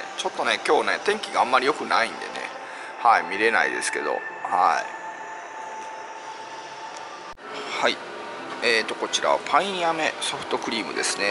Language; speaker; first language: Japanese; native; Japanese